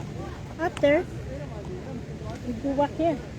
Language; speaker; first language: English; non-native, learner; Filipino